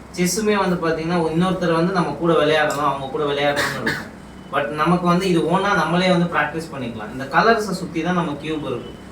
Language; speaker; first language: Tamil; native; Tamil